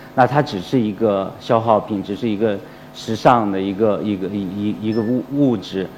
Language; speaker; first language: Chinese; native; Chinese